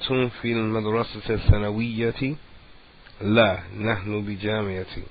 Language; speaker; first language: Arabic; non-native, fluent; English